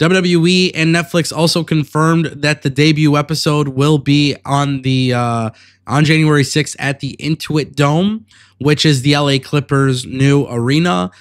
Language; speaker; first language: English; native; English